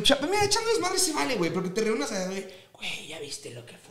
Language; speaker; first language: Spanish; native; Spanish